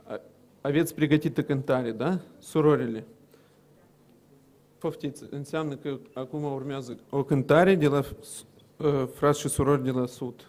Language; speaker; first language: Romanian; non-native, local second language; Russian